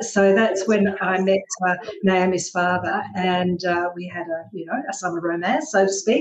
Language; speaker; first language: English; native; English